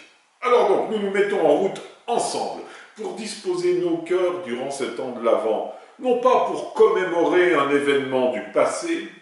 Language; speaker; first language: French; native; French